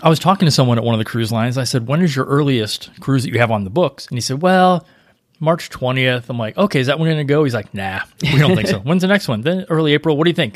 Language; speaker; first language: English; native; English